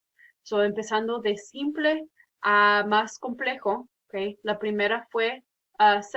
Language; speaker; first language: Spanish; early bilingual, heritage; Spanish